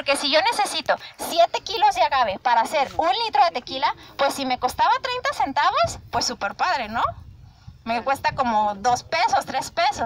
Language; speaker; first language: Spanish; native; Spanish